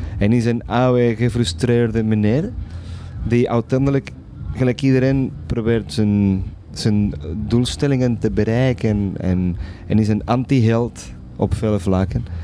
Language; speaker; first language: Dutch; non-native, fluent; Spanish